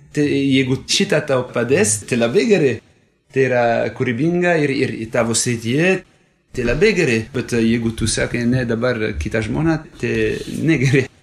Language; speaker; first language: Lithuanian; non-native, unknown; French